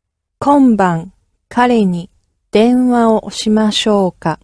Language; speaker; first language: Japanese; non-native, learner; English